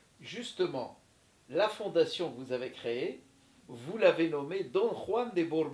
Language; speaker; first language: French; native; French